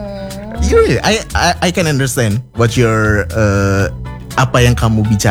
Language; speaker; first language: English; non-native, fluent; Indonesian